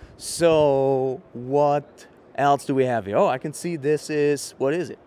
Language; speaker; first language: English; non-native, fluent; German